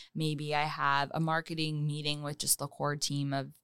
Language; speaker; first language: English; native; English